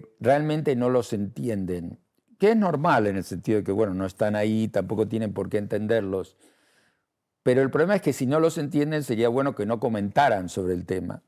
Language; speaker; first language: Spanish; native; Spanish